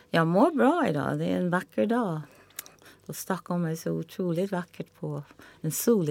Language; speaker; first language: Swedish; non-native, fluent; English